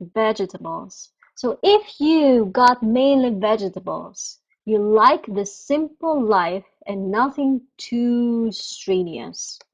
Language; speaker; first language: English; non-native, fluent; Russian